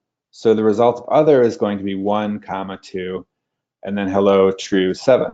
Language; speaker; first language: English; native; English